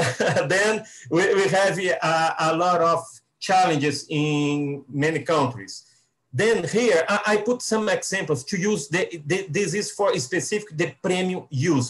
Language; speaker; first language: English; non-native, learner; Portuguese